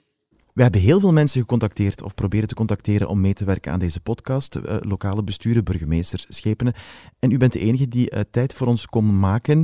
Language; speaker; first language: Dutch; native; Dutch